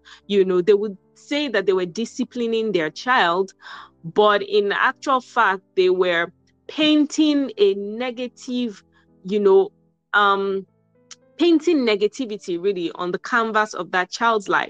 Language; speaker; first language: English; non-native, local second language; Yoruba